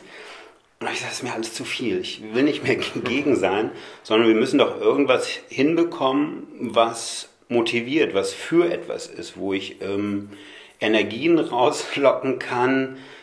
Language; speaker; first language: German; native; German